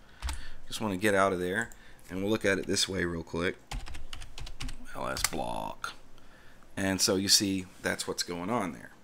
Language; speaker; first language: English; native; English